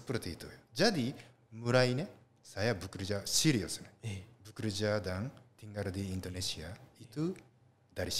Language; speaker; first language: Indonesian; non-native, learner; Japanese